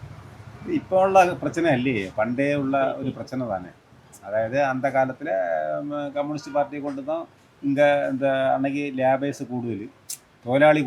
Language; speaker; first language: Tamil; non-native, local second language; Malayalam